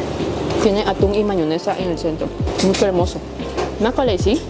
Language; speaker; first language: Spanish; native; Spanish